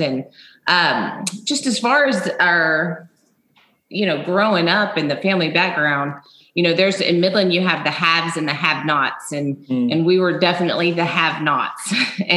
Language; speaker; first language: English; native; English